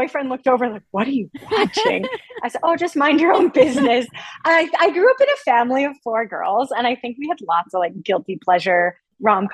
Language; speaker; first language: English; native; English